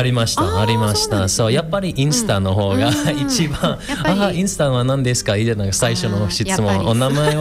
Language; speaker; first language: Japanese; non-native, fluent; English